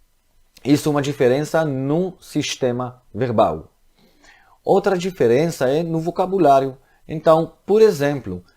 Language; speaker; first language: Portuguese; non-native, fluent; Hebrew